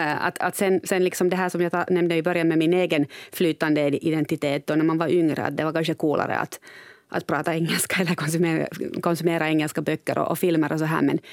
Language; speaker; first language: Swedish; native; Swedish